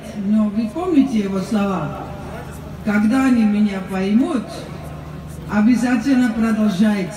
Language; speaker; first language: Russian; non-native, learner; Dutch